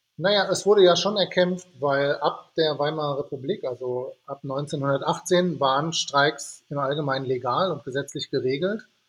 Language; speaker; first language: German; native; German